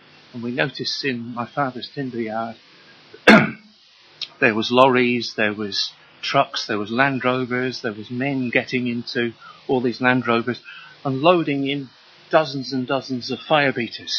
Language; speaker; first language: English; native; English